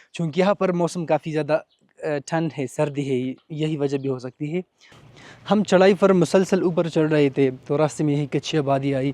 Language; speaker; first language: Urdu; non-native, local second language; Pashto